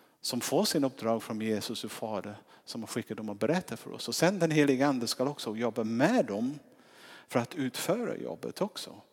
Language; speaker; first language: Swedish; non-native, fluent; English